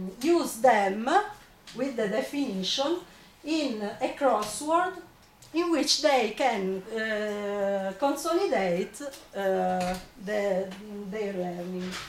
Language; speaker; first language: English; non-native, fluent; Italian